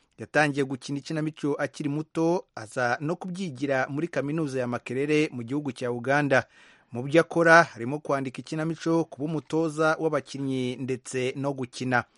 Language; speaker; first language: Kinyarwanda; native; Kinyarwanda